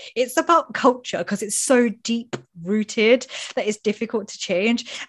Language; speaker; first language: English; native; English